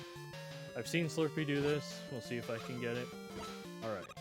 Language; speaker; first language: English; native; English